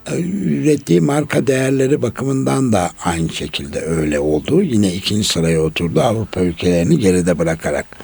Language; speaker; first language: Turkish; native; Turkish